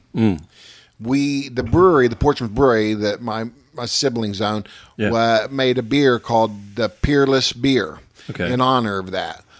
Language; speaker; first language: English; native; English